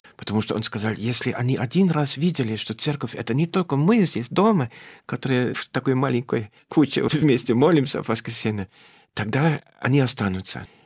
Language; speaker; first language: Russian; non-native, fluent; German